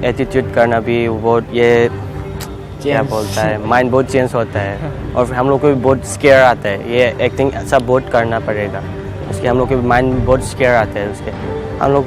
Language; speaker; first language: Hindi; non-native, local second language; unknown